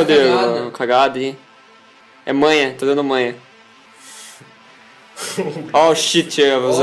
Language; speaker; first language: Portuguese; native; Portuguese